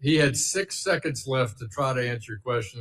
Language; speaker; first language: English; native; English